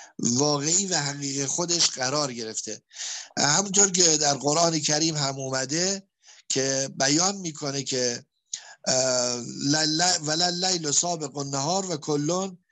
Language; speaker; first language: Persian; native; Persian